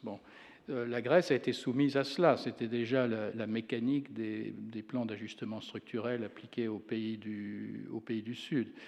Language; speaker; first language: French; native; French